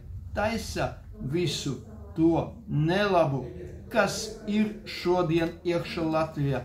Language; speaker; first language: Latvian; non-native, local second language; Russian